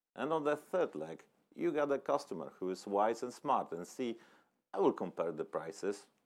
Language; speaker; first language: English; non-native, fluent; Polish